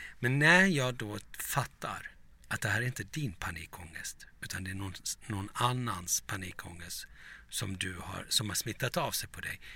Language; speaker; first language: Swedish; early bilingual, other home language; Turoyo